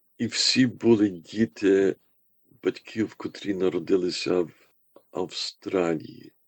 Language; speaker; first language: Ukrainian; early bilingual, heritage; Ukrainian